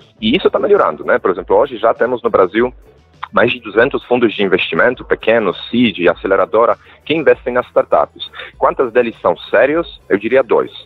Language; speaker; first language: Portuguese; non-native, fluent; Polish